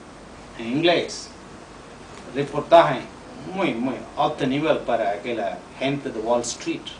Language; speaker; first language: Spanish; non-native, learner; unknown